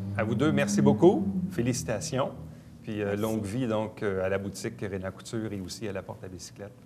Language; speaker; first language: French; native; French